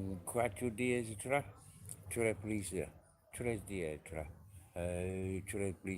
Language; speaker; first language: Spanish; non-native, learner; English